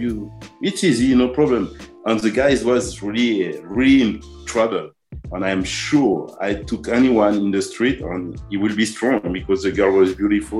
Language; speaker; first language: English; non-native, learner; French